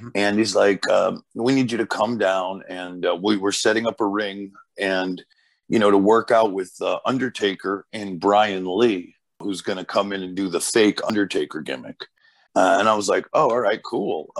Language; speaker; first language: English; early bilingual, other home language; Portuguese